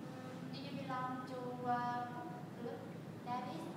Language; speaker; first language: English; non-native, learner; Vietnamese